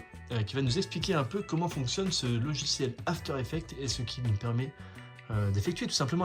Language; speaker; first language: French; native; French